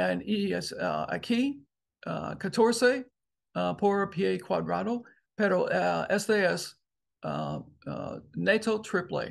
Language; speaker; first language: Spanish; non-native, learner; English